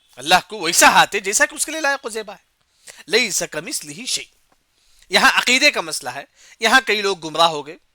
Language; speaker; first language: Urdu; native; Urdu